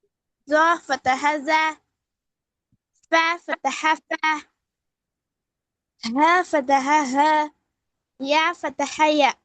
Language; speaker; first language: Arabic; non-native, learner; Tamil